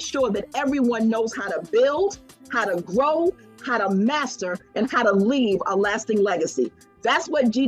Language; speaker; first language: English; native; English